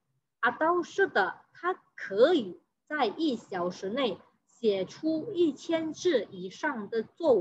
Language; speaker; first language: Chinese; non-native, fluent; Indonesian